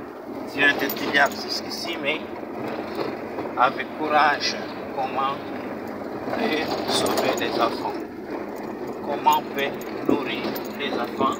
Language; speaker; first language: French; non-native, local second language; Malagasy